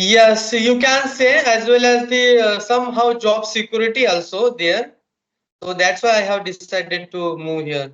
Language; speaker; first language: English; non-native, local second language; Marathi